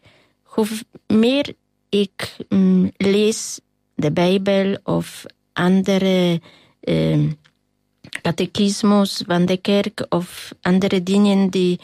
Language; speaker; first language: Dutch; non-native, learner; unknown